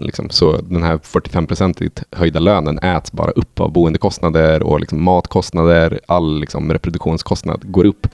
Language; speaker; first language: Swedish; native; Swedish